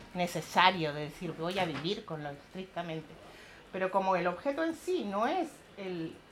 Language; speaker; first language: Spanish; native; Spanish